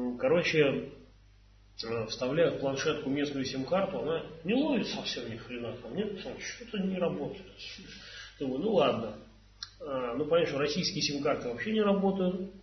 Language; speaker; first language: Russian; native; Russian